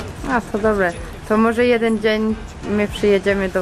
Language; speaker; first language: Polish; early bilingual, heritage; Polish